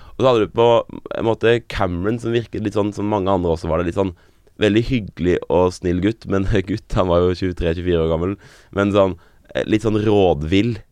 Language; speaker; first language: Norwegian; native; Norwegian